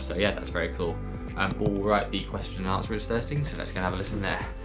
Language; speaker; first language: English; native; English